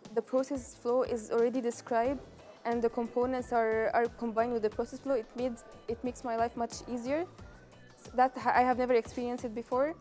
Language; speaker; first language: English; non-native, fluent; Arabic